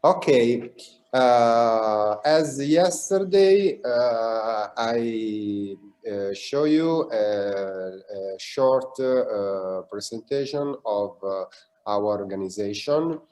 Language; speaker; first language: English; non-native, learner; Italian